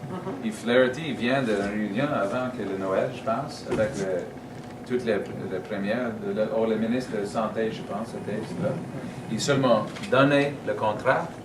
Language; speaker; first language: French; non-native, learner; English